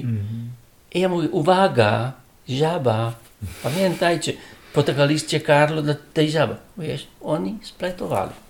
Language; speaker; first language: Polish; non-native, learner; Italian